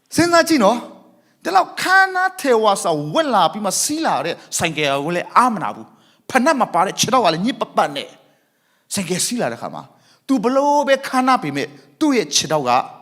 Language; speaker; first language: Burmese; non-native, local second language; Thado Chin